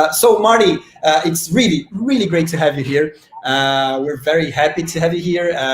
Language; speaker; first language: English; non-native, fluent; Portuguese